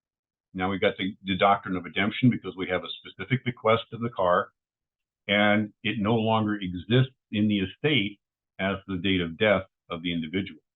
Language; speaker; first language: English; native; English